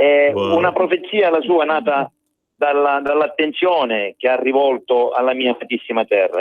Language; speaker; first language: Italian; native; Italian